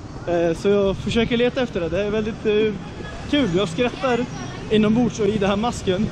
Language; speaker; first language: Swedish; early bilingual, other home language; Nepali